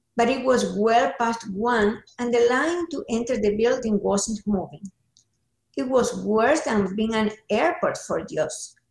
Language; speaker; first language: English; non-native, fluent; Spanish